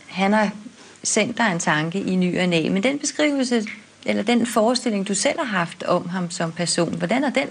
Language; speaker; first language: Danish; native; Danish